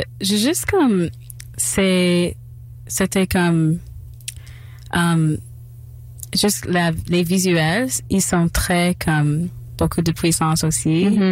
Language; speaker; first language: French; non-native, local second language; English